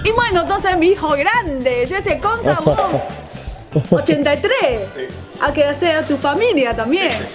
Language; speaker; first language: Spanish; early bilingual, other home language; Chinese